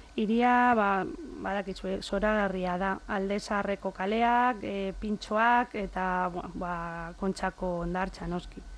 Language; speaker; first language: Basque; non-native, local second language; Spanish